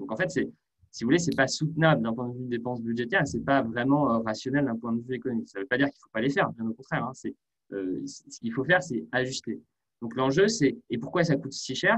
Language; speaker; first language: French; native; French